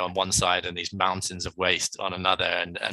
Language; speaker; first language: English; native; English